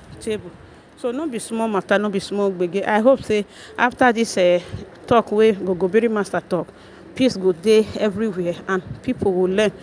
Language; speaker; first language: Nigerian Pidgin; native; Nigerian Pidgin